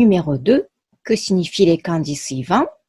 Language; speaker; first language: French; non-native, fluent; Japanese